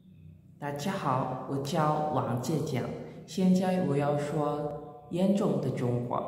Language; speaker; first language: Chinese; non-native, learner; Indonesian